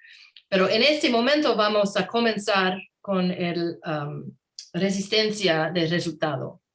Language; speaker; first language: Spanish; non-native, learner; English